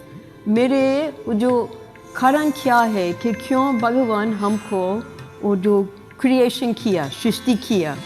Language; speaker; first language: Hindi; non-native, learner; English